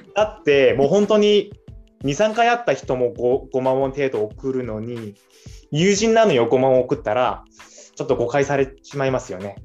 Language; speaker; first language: Japanese; non-native, fluent; Korean